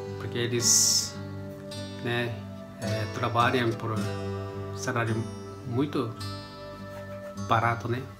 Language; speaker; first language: Portuguese; non-native, learner; Japanese